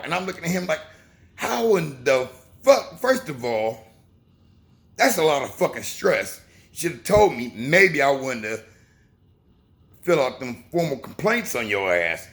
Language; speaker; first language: English; native; English